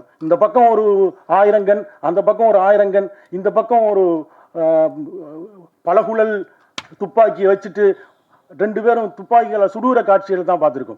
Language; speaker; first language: Tamil; native; Tamil